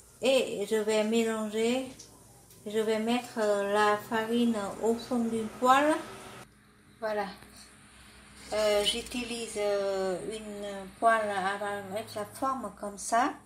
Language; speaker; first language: French; non-native, fluent; Vietnamese